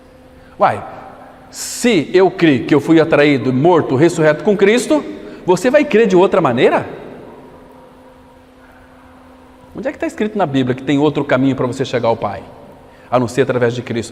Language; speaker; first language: Portuguese; native; Portuguese